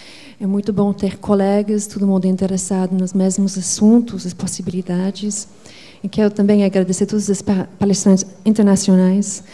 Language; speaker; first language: Portuguese; non-native, fluent; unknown